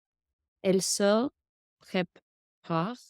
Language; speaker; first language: French; non-native, learner; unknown